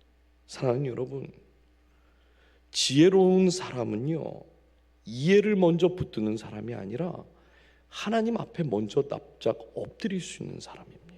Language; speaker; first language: Korean; native; Korean